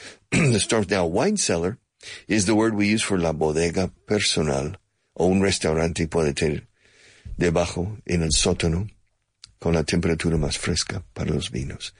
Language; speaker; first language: Spanish; non-native, fluent; English